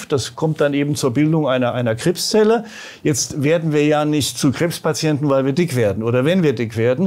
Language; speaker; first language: German; native; German